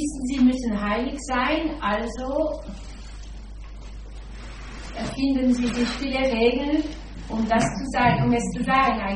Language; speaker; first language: German; non-native, fluent; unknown